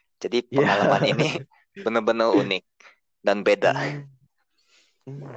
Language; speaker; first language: Indonesian; early bilingual, heritage; Indonesian